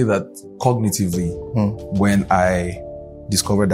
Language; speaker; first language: English; non-native, local second language; Yoruba